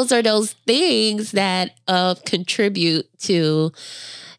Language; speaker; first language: English; native; English